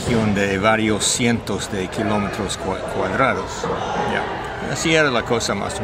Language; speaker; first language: Spanish; non-native, fluent; English